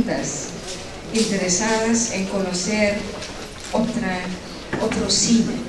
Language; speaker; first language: Spanish; non-native, fluent; Dutch